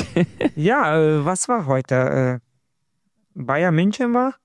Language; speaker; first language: German; non-native, learner; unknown